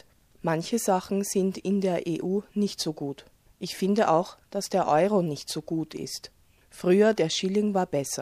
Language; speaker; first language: German; early bilingual, other home language; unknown